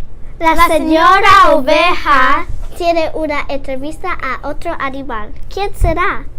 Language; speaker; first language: Spanish; non-native, learner; English